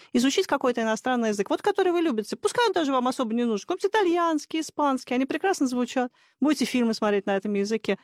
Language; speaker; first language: Russian; native; Russian